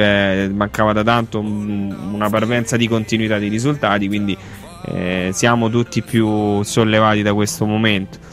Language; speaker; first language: Italian; native; Italian